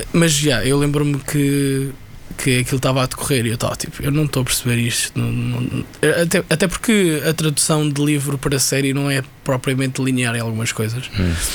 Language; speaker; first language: Portuguese; native; Portuguese